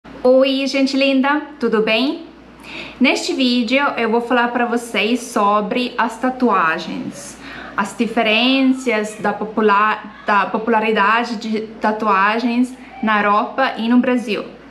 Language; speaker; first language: Portuguese; non-native, fluent; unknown